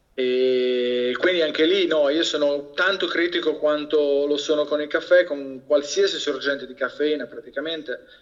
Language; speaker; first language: Italian; native; Italian